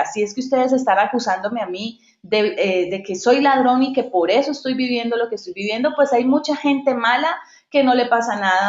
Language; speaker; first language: Spanish; native; Spanish